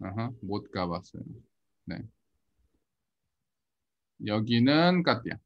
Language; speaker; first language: Korean; early bilingual, heritage; Korean